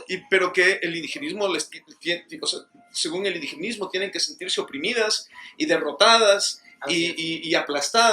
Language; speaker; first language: Spanish; native; Spanish